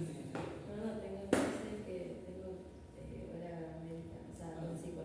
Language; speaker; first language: Spanish; native; Spanish